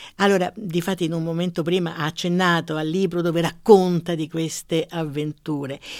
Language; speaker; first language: Italian; native; Italian